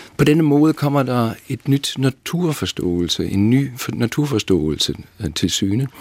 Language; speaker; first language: Danish; non-native, fluent; German